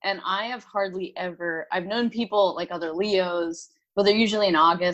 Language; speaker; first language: English; native; English